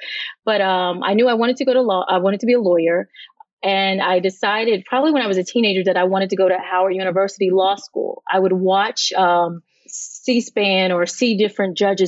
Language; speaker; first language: English; native; English